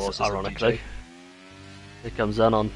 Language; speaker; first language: English; native; English